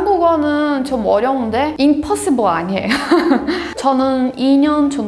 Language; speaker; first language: Korean; non-native, learner; Portuguese